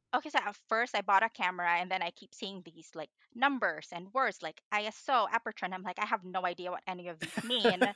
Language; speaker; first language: English; non-native, local second language; Filipino